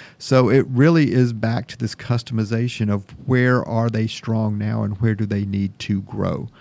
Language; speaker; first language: English; native; English